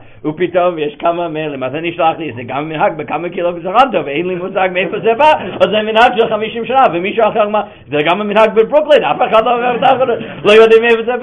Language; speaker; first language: Hebrew; non-native, fluent; English